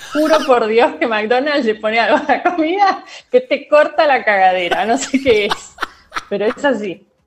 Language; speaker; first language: Spanish; native; Spanish